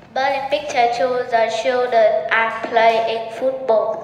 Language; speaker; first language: English; non-native, learner; Vietnamese